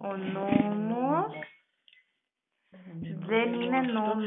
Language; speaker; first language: Greek; non-native, fluent; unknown